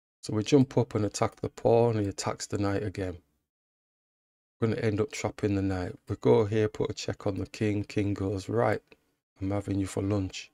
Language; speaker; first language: English; native; English